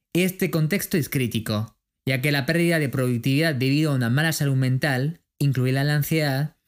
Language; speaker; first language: Spanish; non-native, fluent; French